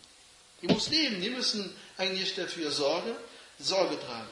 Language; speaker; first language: German; non-native, fluent; Arabic